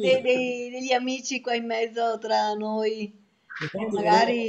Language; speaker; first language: Italian; native; Italian